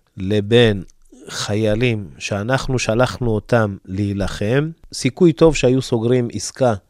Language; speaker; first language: Hebrew; early bilingual, other home language; Amharic